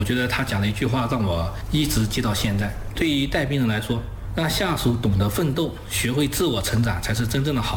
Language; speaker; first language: Chinese; native; Chinese